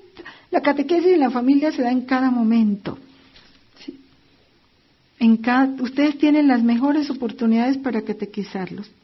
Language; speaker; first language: Spanish; native; Spanish